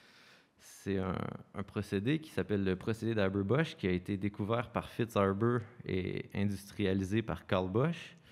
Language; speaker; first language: French; native; French